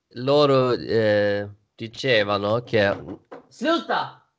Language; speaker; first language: Italian; non-native, learner; Swedish